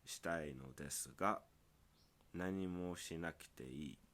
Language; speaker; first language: Japanese; non-native, fluent; English